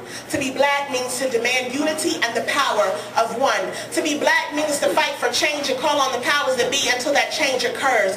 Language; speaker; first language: English; native; English